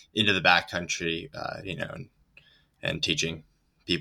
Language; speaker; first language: English; native; English